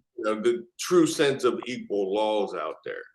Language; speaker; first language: English; native; English